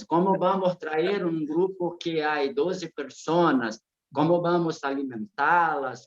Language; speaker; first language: Spanish; non-native, fluent; Portuguese